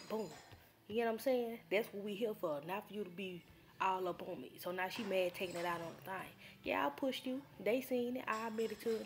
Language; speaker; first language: English; native; English